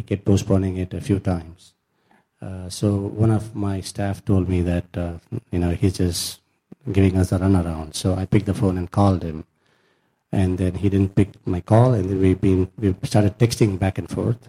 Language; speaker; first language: English; non-native, local second language; Tamil